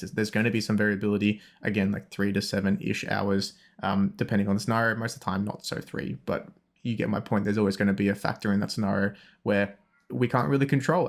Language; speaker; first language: English; native; English